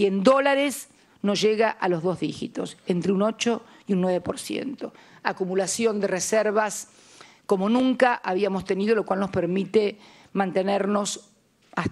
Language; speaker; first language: Spanish; native; Spanish